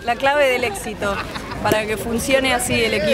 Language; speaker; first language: Spanish; native; Spanish